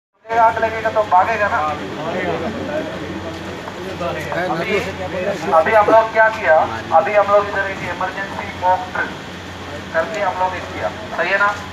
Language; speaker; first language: Hindi; non-native, local second language; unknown